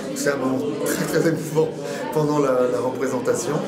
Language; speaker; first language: French; non-native, fluent; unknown